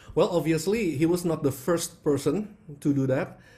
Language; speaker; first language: English; non-native, fluent; Indonesian